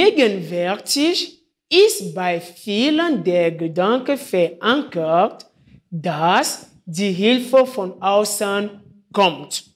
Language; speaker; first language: German; non-native, fluent; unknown